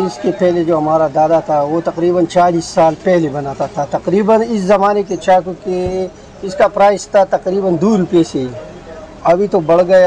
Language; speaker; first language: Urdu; non-native, local second language; Punjabi